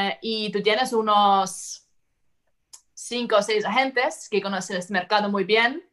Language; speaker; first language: Spanish; non-native, fluent; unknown